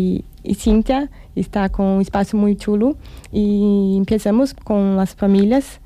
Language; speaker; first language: Spanish; non-native, learner; Portuguese